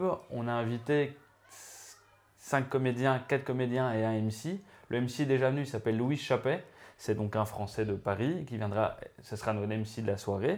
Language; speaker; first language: French; native; French